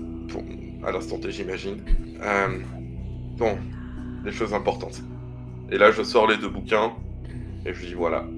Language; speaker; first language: French; native; French